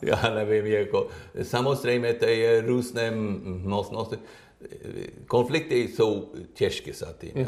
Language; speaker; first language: Czech; non-native, learner; Swedish